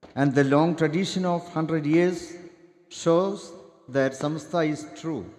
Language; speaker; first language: English; non-native, local second language; Malayalam